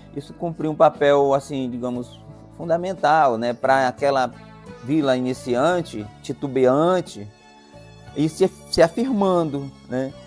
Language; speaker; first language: Portuguese; native; Portuguese